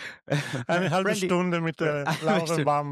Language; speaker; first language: German; non-native, learner; Italian